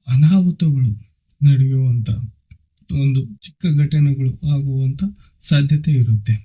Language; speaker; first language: Kannada; non-native, local second language; Telugu